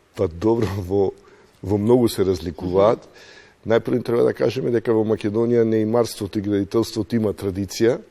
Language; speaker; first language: Macedonian; native; Macedonian